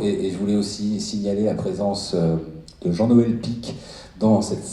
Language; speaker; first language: French; native; French